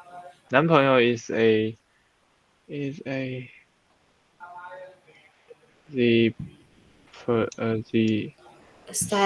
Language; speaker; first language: English; non-native, fluent; Chinese